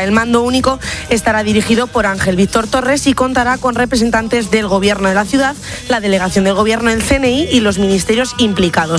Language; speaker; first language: Spanish; native; Spanish